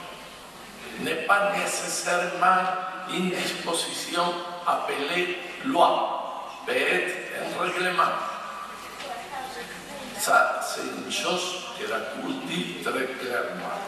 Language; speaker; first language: French; non-native, fluent; Spanish